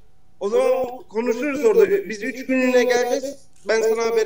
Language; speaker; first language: Turkish; early bilingual, heritage; Turkish